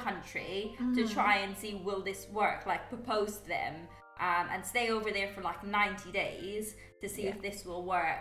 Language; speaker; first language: English; native; English